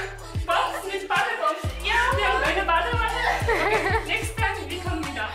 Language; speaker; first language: German; non-native, learner; Mongolian